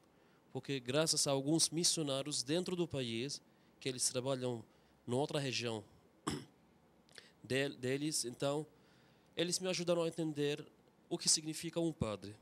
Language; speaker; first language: Portuguese; non-native, fluent; Arabic